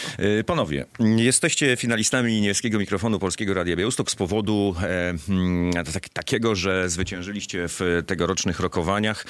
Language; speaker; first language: Polish; native; Polish